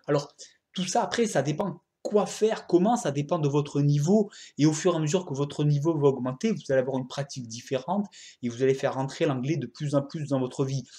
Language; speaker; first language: French; native; French